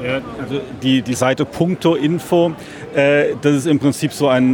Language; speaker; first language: German; native; German